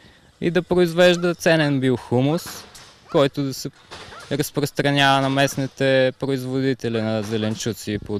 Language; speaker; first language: Bulgarian; native; Bulgarian